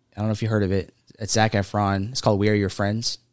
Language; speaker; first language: English; native; English